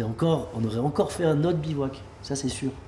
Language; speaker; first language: French; native; French